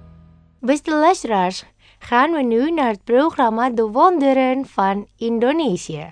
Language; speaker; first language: Dutch; non-native, fluent; Indonesian